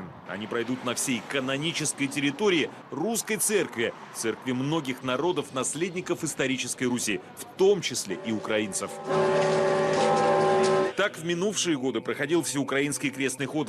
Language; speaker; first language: Russian; native; Russian